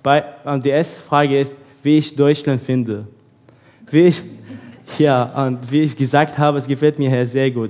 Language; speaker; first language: German; non-native, learner; Arabic